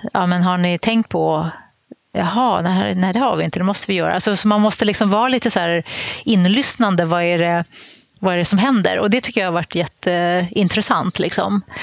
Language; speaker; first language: Swedish; native; Swedish